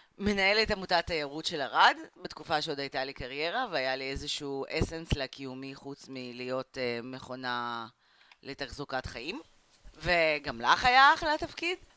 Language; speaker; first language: Hebrew; early bilingual, other home language; Russian